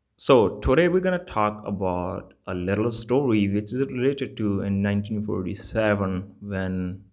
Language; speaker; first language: English; non-native, local second language; Punjabi